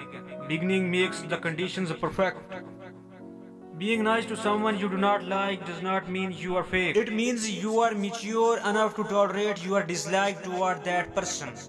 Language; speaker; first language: English; non-native, local second language; Urdu